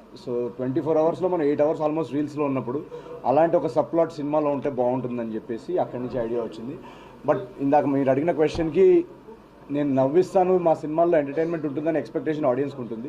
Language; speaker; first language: Telugu; native; Telugu